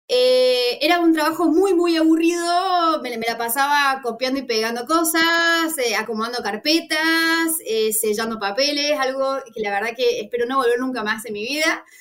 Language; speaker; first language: Spanish; native; Spanish